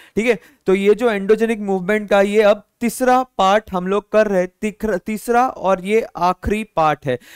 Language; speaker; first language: Hindi; non-native, local second language; Marathi